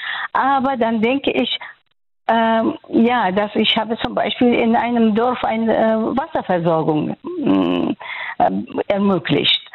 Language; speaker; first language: German; non-native, fluent; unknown